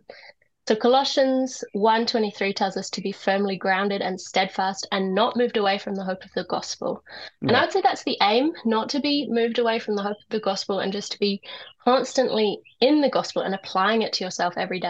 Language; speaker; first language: English; native; English